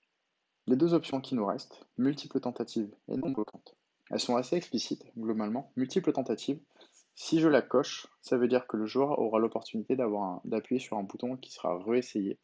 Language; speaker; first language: French; native; French